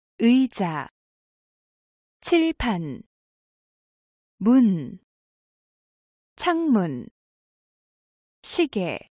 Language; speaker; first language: Korean; non-native, fluent; Vietnamese